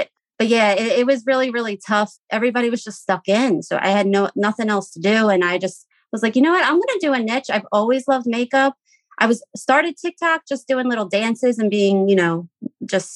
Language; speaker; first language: English; native; English